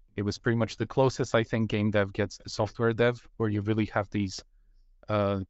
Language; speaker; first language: English; non-native, fluent; Bulgarian